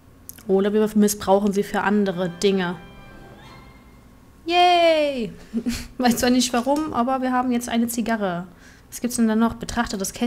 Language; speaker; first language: German; native; German